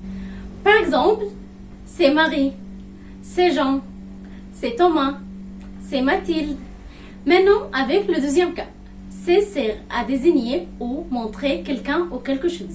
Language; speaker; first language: French; non-native, fluent; Arabic